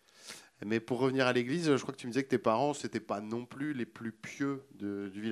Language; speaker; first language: French; native; French